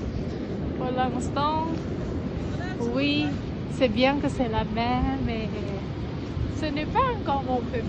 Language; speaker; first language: French; non-native, learner; Thai